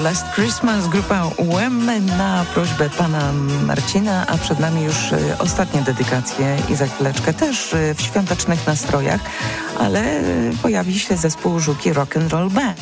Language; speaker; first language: Polish; native; Polish